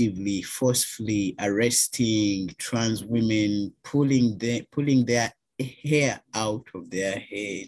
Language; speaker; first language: English; non-native, local second language; Ganda